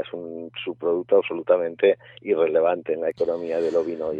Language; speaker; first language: Spanish; native; Spanish